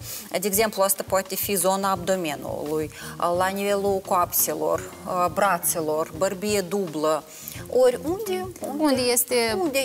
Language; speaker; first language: Romanian; non-native, local second language; Russian